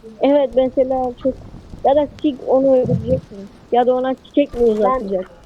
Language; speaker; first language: Turkish; native; Turkish